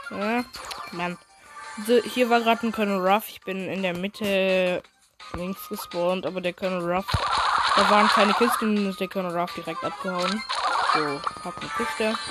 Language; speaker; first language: German; native; German